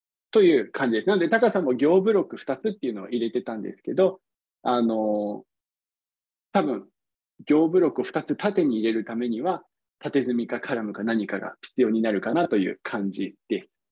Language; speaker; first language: Japanese; non-native, fluent; English